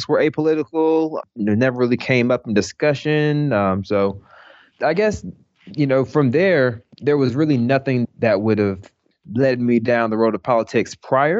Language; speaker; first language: English; native; English